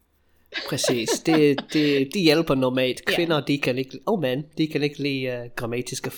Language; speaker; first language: Danish; non-native, fluent; English